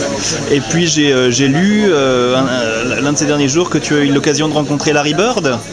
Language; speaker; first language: French; native; French